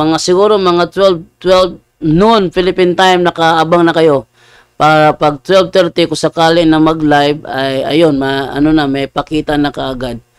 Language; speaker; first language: Filipino; native; Filipino